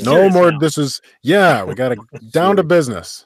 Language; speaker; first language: English; native; English